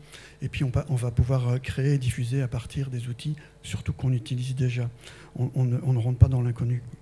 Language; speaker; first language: French; native; French